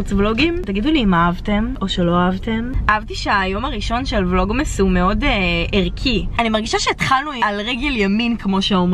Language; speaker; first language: Hebrew; native; Hebrew